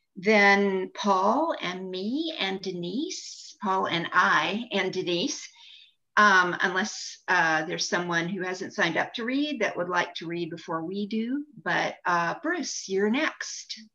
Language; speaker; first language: English; native; English